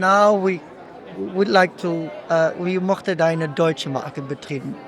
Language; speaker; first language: German; non-native, learner; Dutch